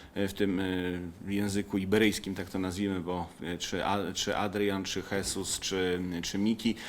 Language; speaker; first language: Polish; native; Polish